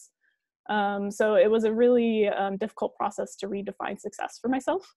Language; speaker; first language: English; native; English